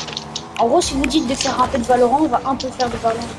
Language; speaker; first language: French; native; French